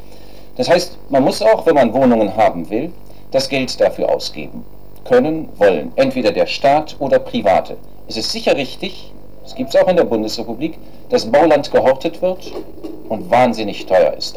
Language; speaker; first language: German; native; German